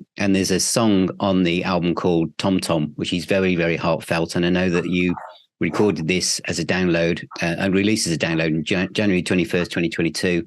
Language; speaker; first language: English; native; English